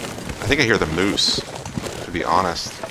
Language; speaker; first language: English; native; English